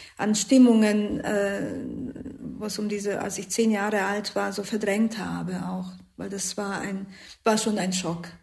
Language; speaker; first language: German; early bilingual, other home language; Croatian